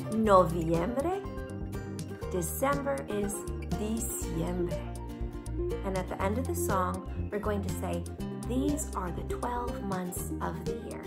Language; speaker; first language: English; native; English